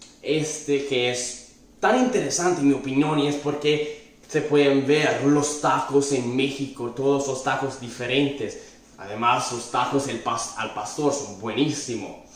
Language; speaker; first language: Spanish; non-native, fluent; Italian